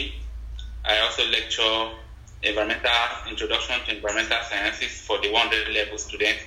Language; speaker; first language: English; non-native, local second language; Ibibio